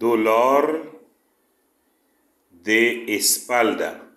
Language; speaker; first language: Spanish; non-native, fluent; Haitian Creole